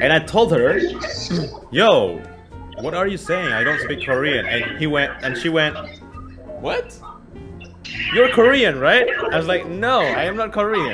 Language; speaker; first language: English; non-native, local second language; Filipino